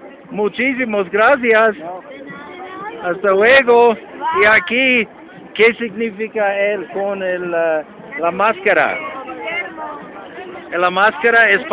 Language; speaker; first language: Spanish; non-native, learner; English